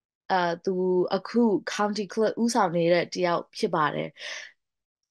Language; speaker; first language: Burmese; non-native, local second language; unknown